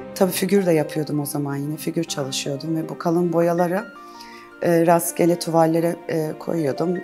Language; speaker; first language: Turkish; native; Turkish